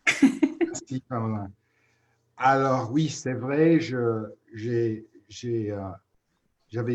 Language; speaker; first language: French; non-native, fluent; English